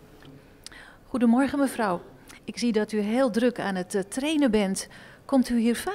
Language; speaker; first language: Dutch; native; Dutch